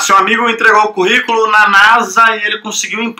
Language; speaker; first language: Portuguese; native; Portuguese